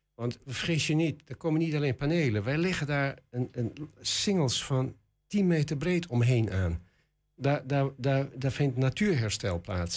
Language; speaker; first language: Dutch; native; Dutch